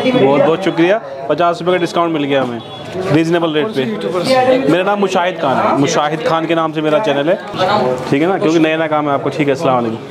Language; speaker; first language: Hindi; native; Hindi